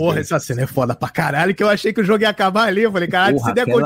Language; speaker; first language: Portuguese; native; Portuguese